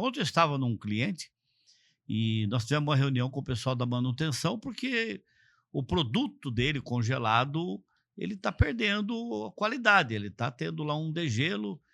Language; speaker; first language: Portuguese; native; Portuguese